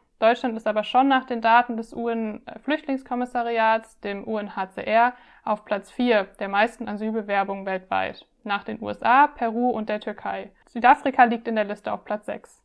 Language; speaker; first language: German; native; German